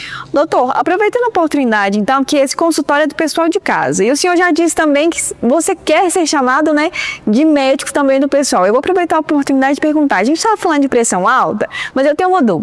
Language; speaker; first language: Portuguese; native; Portuguese